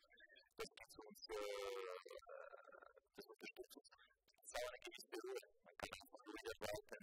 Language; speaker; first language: German; non-native, local second language; Italian